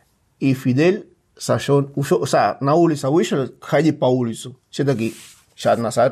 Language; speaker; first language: Russian; non-native, fluent; Spanish